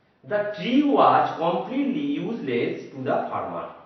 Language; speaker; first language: English; non-native, local second language; Bangla